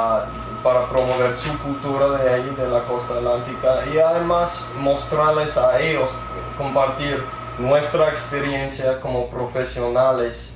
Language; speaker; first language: Spanish; early bilingual, heritage; English